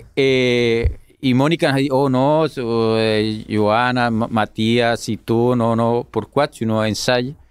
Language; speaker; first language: French; non-native, learner; Spanish